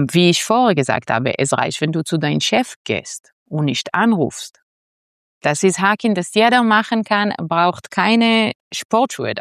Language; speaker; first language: German; non-native, fluent; Hebrew